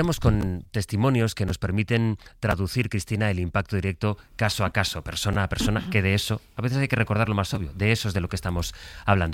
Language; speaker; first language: Spanish; native; Spanish